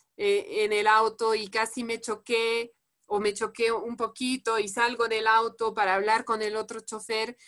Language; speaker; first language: Spanish; non-native, fluent; French